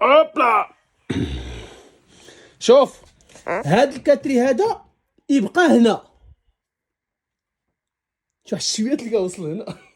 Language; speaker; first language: Arabic; native; Arabic